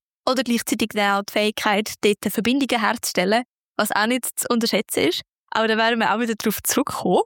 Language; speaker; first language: German; native; German